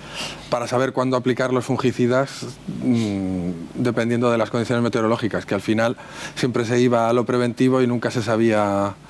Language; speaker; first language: Spanish; native; Spanish